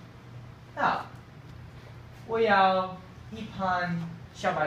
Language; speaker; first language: Chinese; non-native, learner; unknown